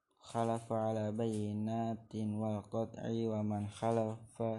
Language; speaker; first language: Arabic; non-native, learner; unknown